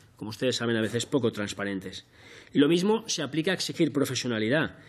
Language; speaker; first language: Spanish; native; Spanish